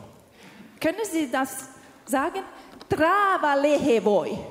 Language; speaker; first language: German; non-native, learner; Finnish